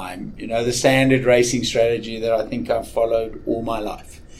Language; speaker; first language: English; native; English